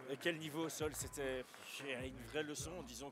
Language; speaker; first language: French; native; French